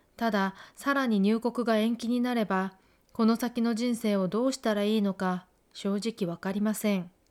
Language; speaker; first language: Japanese; non-native, fluent; Korean